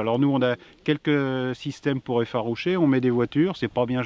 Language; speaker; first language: French; native; French